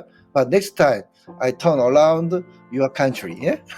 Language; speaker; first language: English; non-native, learner; Korean